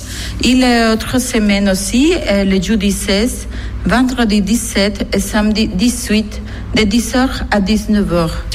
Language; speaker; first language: French; non-native, learner; Spanish